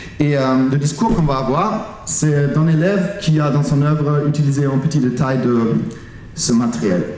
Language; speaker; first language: French; non-native, fluent; German